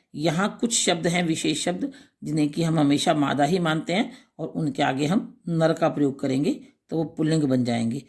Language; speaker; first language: Hindi; native; Hindi